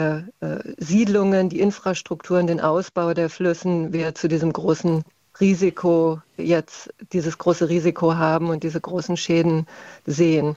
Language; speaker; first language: German; native; German